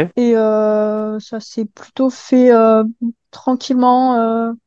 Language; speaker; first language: French; native; French